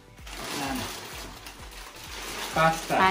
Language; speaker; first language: Indonesian; non-native, learner; Spanish